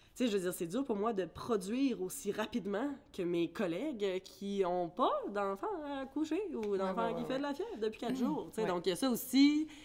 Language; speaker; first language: French; early bilingual, other home language; English